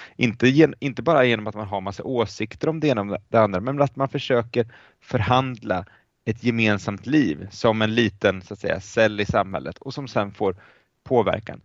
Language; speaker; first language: Swedish; native; Swedish